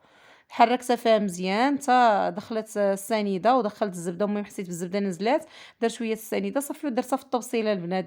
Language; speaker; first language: Arabic; native; Arabic